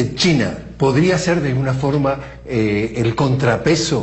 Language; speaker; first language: Spanish; native; Spanish